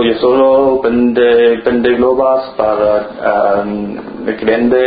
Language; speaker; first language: Spanish; non-native, learner; Chinese